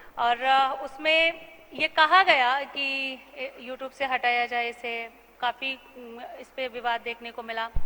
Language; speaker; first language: Hindi; native; Hindi